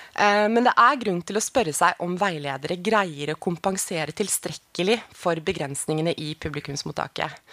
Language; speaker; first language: Norwegian; native; Norwegian